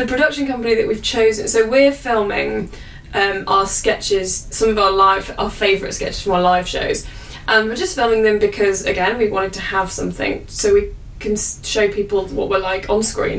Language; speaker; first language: English; native; English